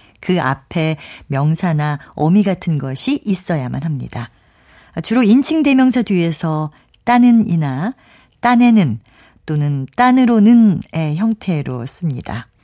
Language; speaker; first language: Korean; native; Korean